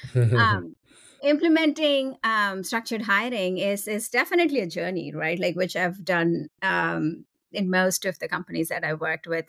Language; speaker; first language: English; non-native, local second language; Tamil